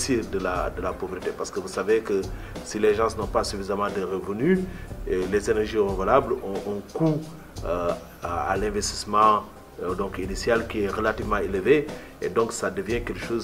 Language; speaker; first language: French; non-native, local second language; Wolof